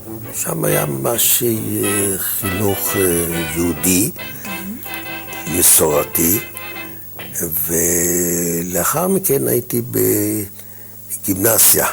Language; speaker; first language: Hebrew; non-native, fluent; German